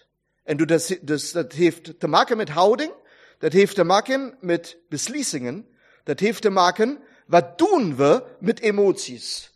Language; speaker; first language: Dutch; non-native, fluent; German